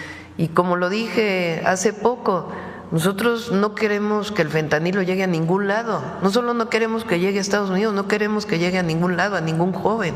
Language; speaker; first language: Spanish; native; Spanish